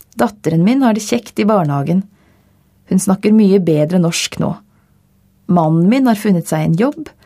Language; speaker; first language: Norwegian; non-native, fluent; Dutch